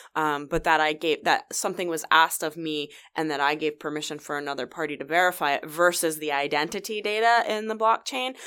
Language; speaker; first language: English; native; English